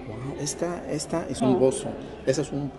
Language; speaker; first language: Spanish; non-native, learner; Arabic